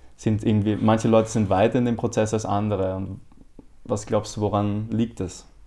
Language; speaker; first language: German; native; German